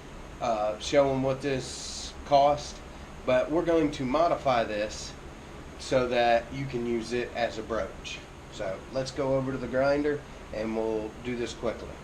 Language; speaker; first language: English; native; English